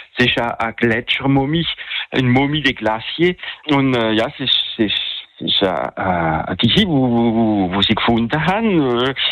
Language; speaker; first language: German; non-native, local second language; French